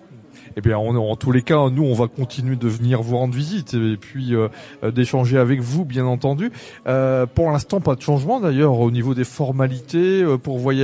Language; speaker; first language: French; native; French